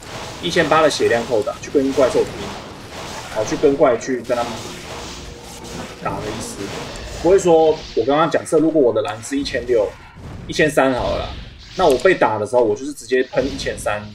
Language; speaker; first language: Chinese; native; Chinese